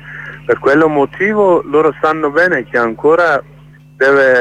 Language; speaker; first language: Italian; non-native, learner; Kurdish